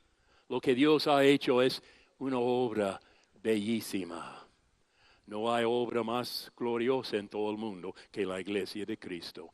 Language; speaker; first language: Spanish; non-native, fluent; English